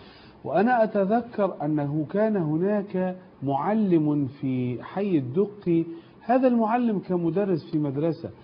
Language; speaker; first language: Arabic; native; Arabic